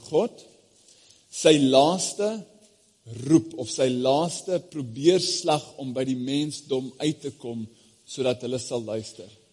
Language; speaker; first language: Afrikaans; non-native, fluent; English